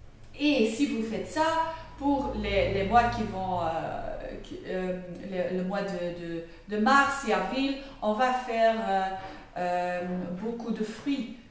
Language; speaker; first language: French; non-native, local second language; Dutch